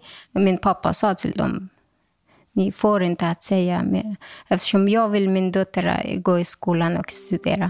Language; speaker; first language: Swedish; non-native, local second language; Persian